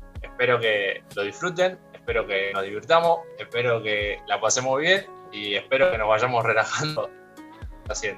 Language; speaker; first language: Spanish; native; Spanish